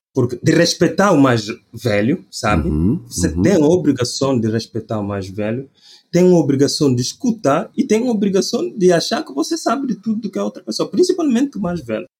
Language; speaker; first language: Portuguese; non-native, local second language; Upper Guinea Crioulo